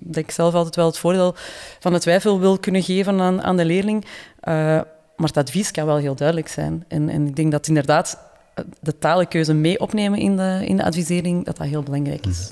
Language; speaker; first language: Dutch; native; Dutch